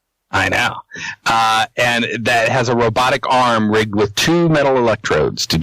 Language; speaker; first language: English; native; English